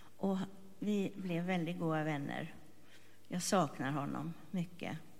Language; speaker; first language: Swedish; native; Swedish